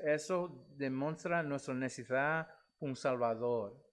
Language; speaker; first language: Spanish; non-native, learner; English